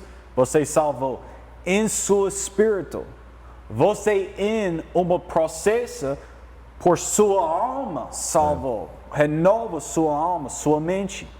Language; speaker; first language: Portuguese; non-native, learner; English